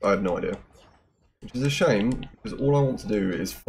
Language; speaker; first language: English; native; English